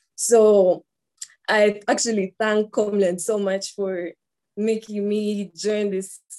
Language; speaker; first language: English; non-native, local second language; Ganda